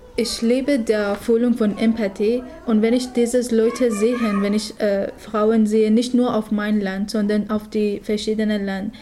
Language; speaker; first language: German; non-native, learner; Persian